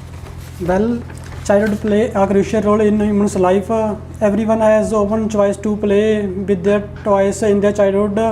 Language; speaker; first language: English; non-native, learner; Punjabi